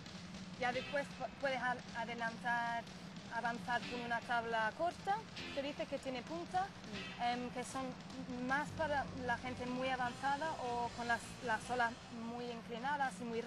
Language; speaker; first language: Spanish; non-native, fluent; English